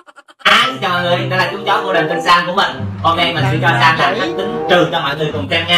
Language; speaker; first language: Vietnamese; native; Vietnamese